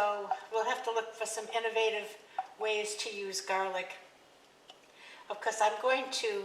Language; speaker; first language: English; native; English